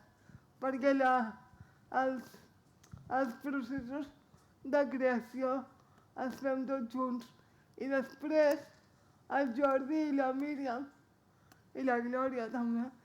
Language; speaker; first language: Catalan; non-native, local second language; Spanish